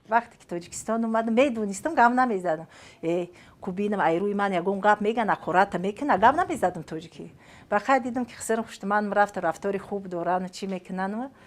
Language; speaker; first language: Tajik; non-native, fluent; Romanian